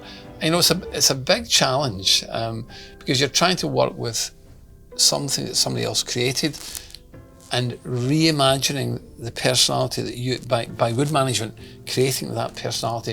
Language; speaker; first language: English; native; English